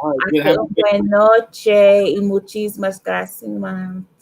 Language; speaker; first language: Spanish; non-native, learner; English